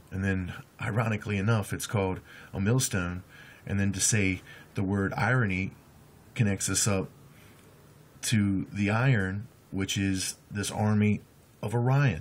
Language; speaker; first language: English; native; English